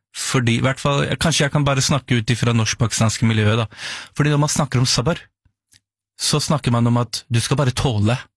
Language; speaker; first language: Norwegian; early bilingual, other home language; Urdu